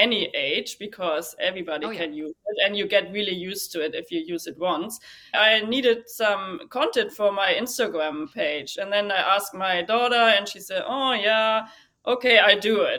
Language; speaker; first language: English; non-native, fluent; German